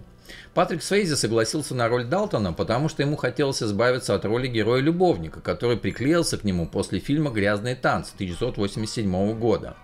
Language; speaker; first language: Russian; native; Russian